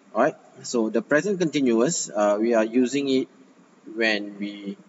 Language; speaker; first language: English; non-native, local second language; Malay